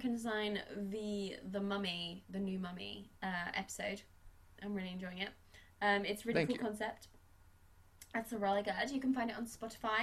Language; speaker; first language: English; native; English